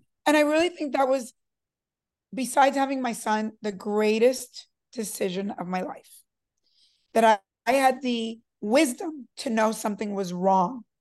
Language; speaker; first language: English; early bilingual, other home language; Spanish